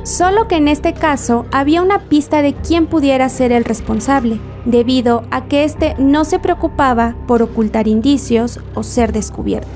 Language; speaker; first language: Spanish; native; Spanish